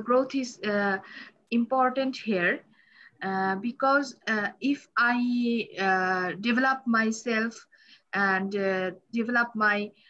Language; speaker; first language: English; non-native, learner; Bangla